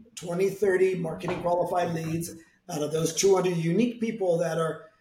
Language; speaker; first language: English; native; English